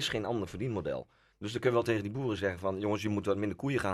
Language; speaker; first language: Dutch; native; Dutch